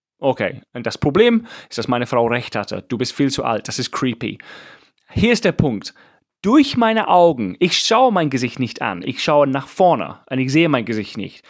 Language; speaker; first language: German; non-native, fluent; English